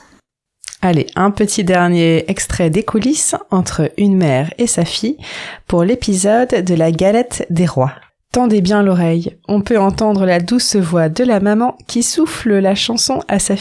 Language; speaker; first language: French; native; French